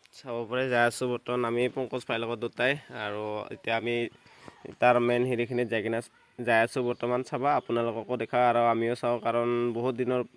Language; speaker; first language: Assamese; native; Assamese